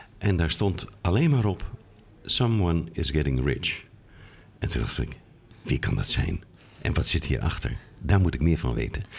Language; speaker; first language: Dutch; native; Dutch